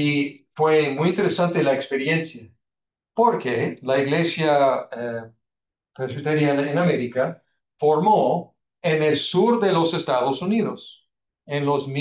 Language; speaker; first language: Spanish; non-native, fluent; English